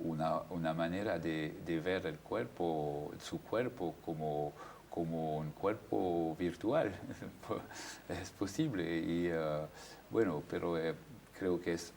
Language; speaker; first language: Spanish; non-native, fluent; French